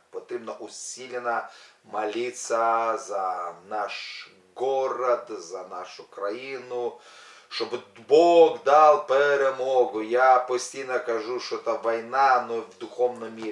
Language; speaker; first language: Ukrainian; non-native, local second language; Russian